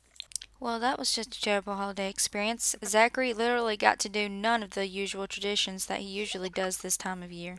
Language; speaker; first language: English; native; English